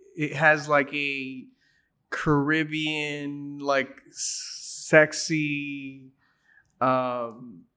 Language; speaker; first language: English; native; English